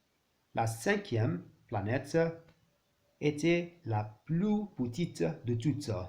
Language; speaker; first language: French; non-native, learner; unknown